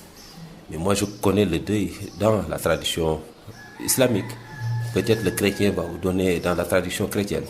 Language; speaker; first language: French; non-native, local second language; Wolof